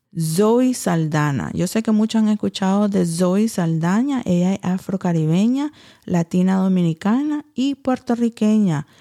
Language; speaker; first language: Spanish; early bilingual, heritage; Spanish